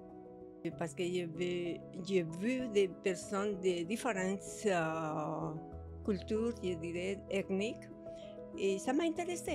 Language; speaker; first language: French; early bilingual, other home language; Spanish